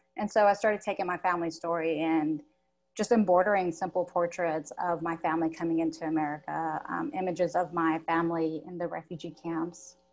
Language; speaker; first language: English; native; English